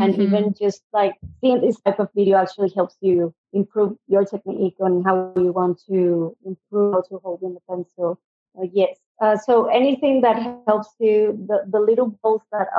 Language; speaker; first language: English; non-native, fluent; Spanish